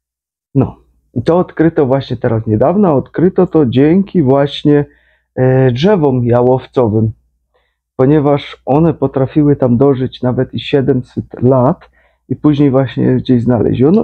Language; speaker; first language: Polish; native; Polish